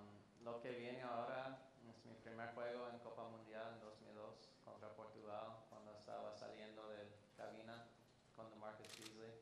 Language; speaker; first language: Spanish; non-native, fluent; English